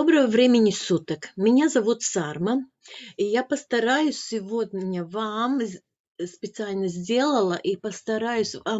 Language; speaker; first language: Russian; non-native, fluent; Latvian